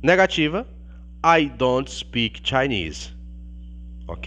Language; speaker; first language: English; non-native, learner; Portuguese